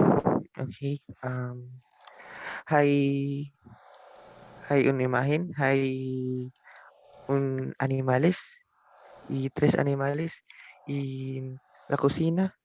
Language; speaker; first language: Spanish; non-native, learner; English